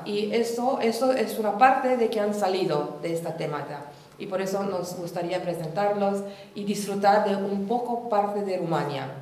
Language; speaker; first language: Spanish; non-native, learner; Romanian